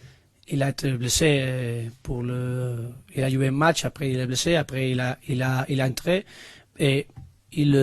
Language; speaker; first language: French; non-native, learner; Spanish